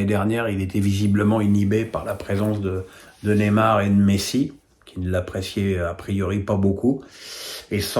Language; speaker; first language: French; native; French